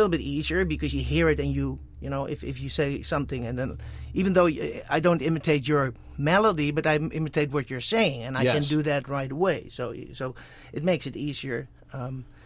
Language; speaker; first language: English; non-native, fluent; Dutch